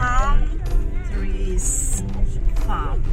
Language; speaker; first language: English; non-native, learner; Indonesian